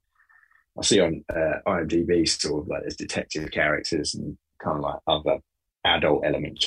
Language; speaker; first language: English; native; English